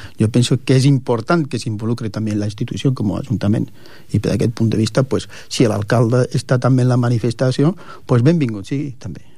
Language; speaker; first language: Catalan; non-native, local second language; Spanish